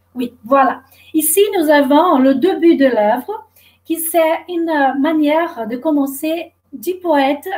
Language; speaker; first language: French; non-native, fluent; Portuguese